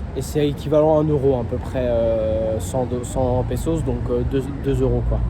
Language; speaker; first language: French; native; French